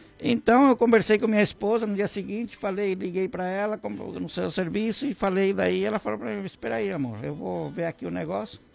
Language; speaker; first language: Portuguese; non-native, fluent; Guarani